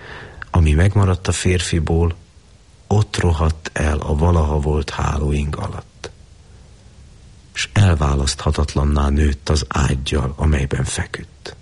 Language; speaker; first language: Hungarian; native; Hungarian